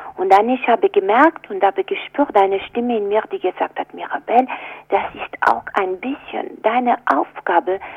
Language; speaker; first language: German; non-native, fluent; French